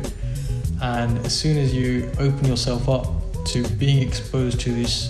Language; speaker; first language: English; native; English